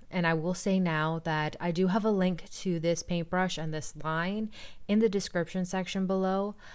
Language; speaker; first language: English; native; English